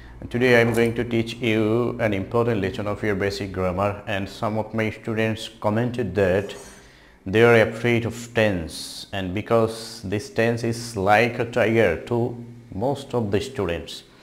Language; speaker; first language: English; non-native, local second language; Bangla